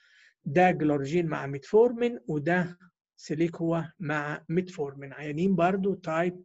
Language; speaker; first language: Arabic; native; Arabic